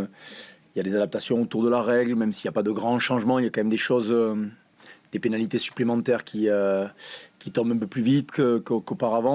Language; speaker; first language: French; native; French